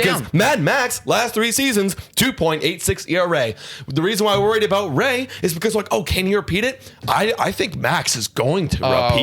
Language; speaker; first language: English; native; English